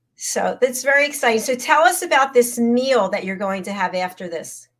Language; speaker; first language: English; native; English